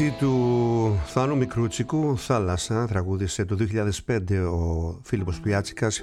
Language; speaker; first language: Greek; native; Greek